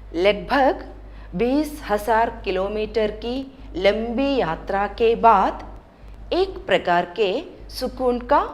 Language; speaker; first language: Hindi; non-native, local second language; Malayalam